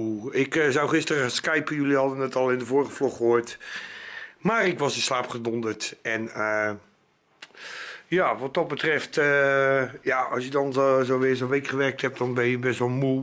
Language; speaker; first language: Dutch; native; Dutch